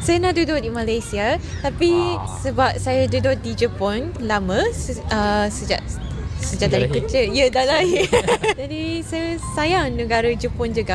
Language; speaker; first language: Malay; non-native, fluent; Japanese